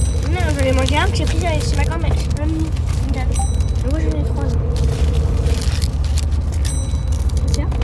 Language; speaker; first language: French; native; French